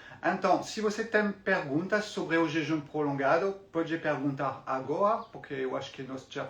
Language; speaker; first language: Portuguese; non-native, fluent; French